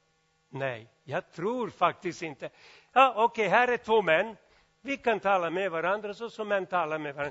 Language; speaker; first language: Swedish; non-native, fluent; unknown